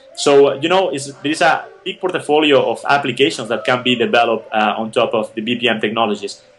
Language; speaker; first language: English; non-native, fluent; Spanish